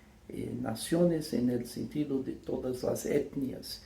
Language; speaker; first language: Spanish; non-native, fluent; English